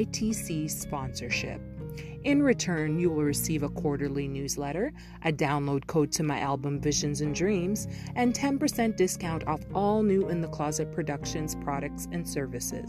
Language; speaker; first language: English; native; English